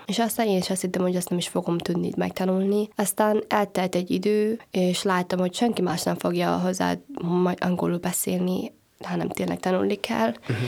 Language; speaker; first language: Hungarian; non-native, fluent; Somali